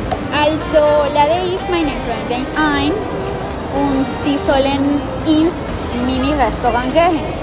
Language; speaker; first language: German; non-native, learner; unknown